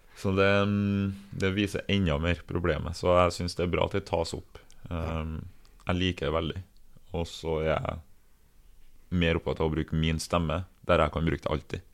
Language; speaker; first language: Norwegian; early bilingual, other home language; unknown